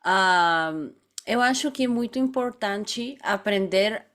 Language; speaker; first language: Portuguese; non-native, fluent; Bulgarian